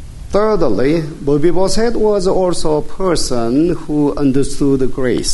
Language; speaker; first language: English; non-native, fluent; Korean